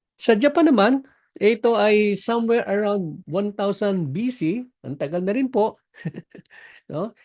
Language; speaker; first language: Filipino; non-native, local second language; Cebuano